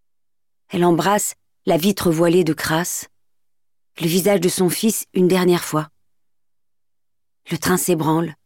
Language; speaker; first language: French; native; French